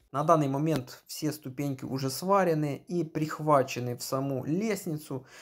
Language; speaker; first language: Russian; non-native, local second language; Ukrainian